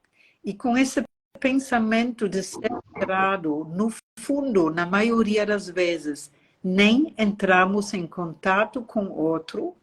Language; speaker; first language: Portuguese; non-native, fluent; German